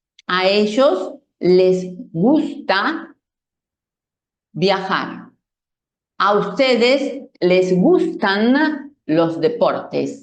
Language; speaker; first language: Spanish; non-native, fluent; Portuguese